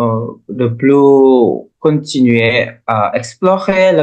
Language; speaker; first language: French; non-native, learner; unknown